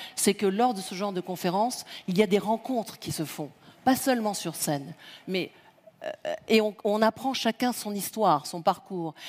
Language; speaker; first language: French; native; French